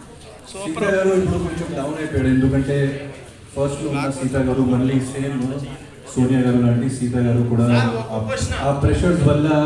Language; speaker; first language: Telugu; non-native, fluent; Hindi